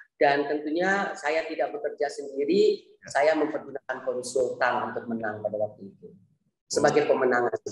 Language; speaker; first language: Indonesian; native; Indonesian